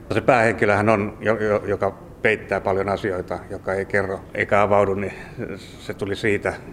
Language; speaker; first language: Finnish; native; Finnish